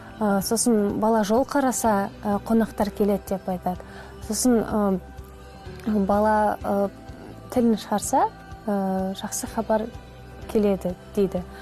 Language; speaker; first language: Kazakh; non-native, local second language; Russian